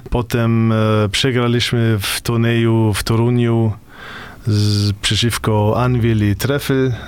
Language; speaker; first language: Polish; non-native, learner; German